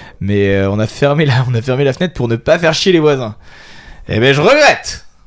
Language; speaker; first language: French; native; French